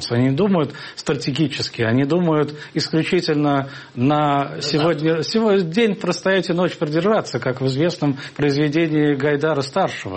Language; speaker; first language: Russian; native; Russian